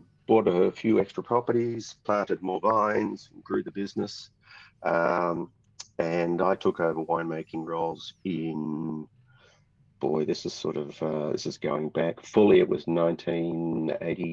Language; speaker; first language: English; native; English